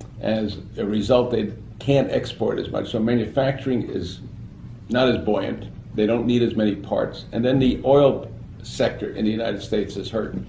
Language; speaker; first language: English; native; English